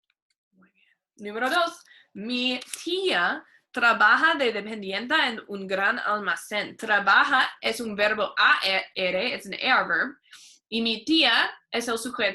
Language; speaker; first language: Spanish; non-native, fluent; English